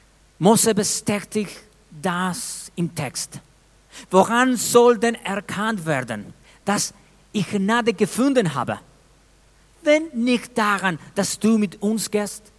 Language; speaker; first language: German; non-native, fluent; Spanish